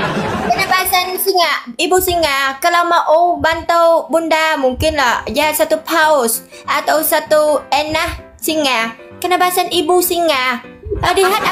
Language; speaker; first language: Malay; non-native, learner; Vietnamese